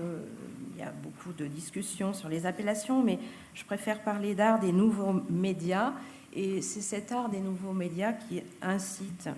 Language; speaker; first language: French; native; French